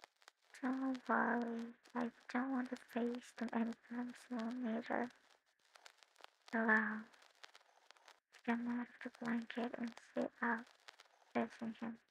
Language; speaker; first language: English; non-native, learner; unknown